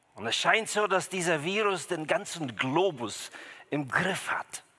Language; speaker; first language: German; early bilingual, other home language; Russian